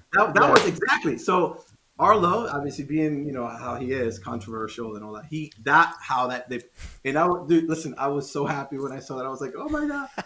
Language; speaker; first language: English; non-native, fluent; Spanish